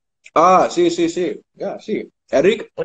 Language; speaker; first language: Spanish; non-native, learner; English